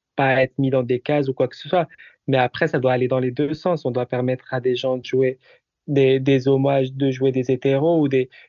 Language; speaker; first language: French; early bilingual, other home language; Italian